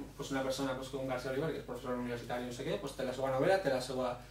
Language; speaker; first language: Spanish; non-native, local second language; Catalan